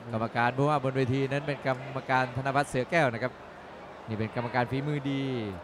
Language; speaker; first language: Thai; native; Thai